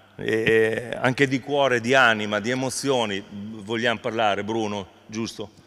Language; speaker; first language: Italian; native; Italian